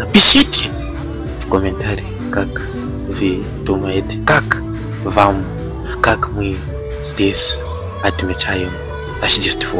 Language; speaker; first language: Russian; non-native, learner; Bemba